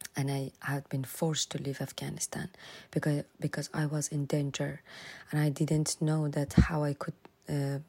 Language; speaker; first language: English; non-native, fluent; Persian